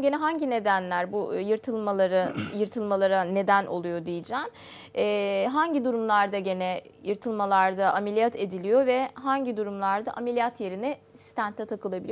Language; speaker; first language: Turkish; native; Turkish